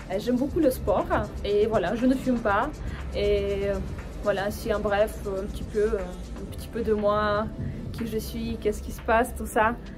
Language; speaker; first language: French; non-native, fluent; Russian